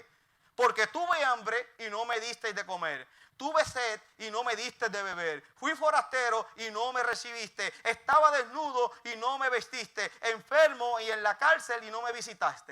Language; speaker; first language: Spanish; native; Spanish